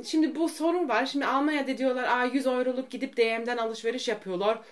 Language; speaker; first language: Turkish; early bilingual, heritage; Turkish